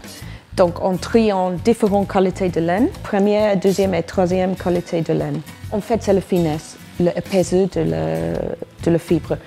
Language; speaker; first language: French; non-native, fluent; English